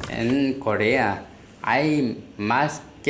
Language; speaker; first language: Spanish; non-native, learner; Korean